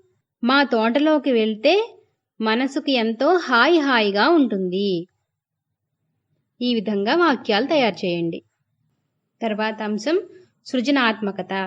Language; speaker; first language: Telugu; native; Telugu